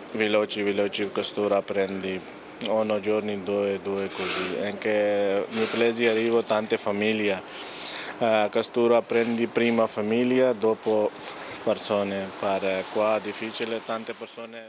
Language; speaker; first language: Italian; non-native, learner; Nepali